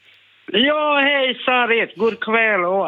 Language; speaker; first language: Swedish; non-native, learner; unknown